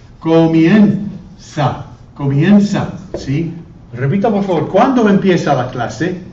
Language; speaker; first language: Spanish; non-native, fluent; English